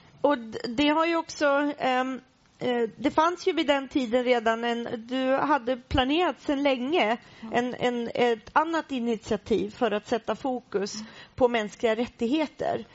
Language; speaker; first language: Swedish; native; Swedish